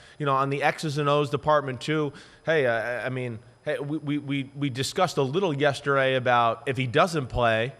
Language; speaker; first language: English; native; English